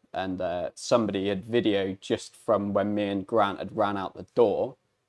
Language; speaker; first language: English; native; English